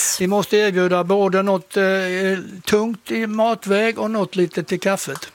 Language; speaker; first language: Swedish; native; Swedish